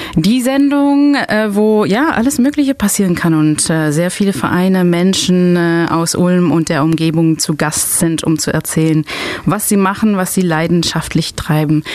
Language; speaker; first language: German; non-native, fluent; Dutch